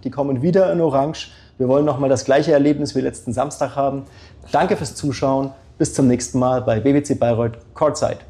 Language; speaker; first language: German; native; German